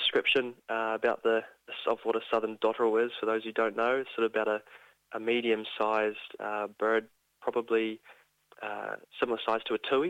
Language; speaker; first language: English; native; English